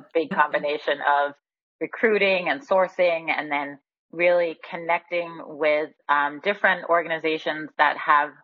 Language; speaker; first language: English; non-native, fluent; Danish